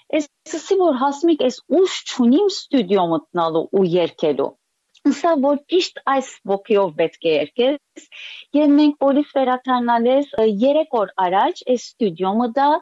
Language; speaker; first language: Armenian; early bilingual, heritage; Armenian